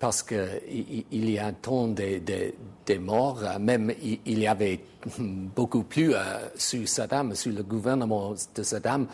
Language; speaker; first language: French; non-native, fluent; English